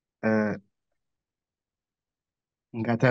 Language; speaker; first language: Chinese; non-native, learner; Indonesian